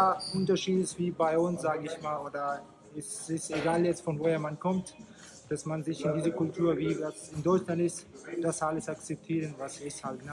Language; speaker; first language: German; non-native, fluent; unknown